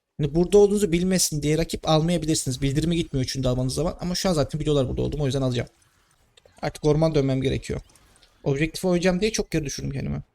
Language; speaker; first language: Turkish; native; Turkish